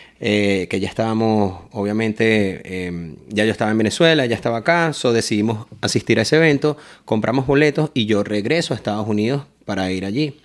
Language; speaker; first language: Spanish; native; Spanish